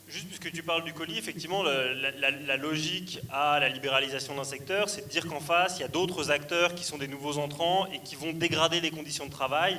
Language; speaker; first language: French; native; French